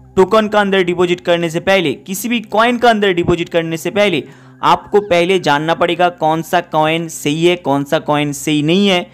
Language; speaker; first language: Hindi; non-native, local second language; Bangla